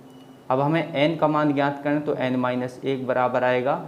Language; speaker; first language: Hindi; native; Hindi